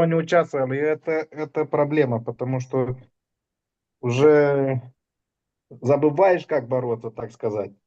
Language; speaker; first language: Russian; non-native, fluent; Romanian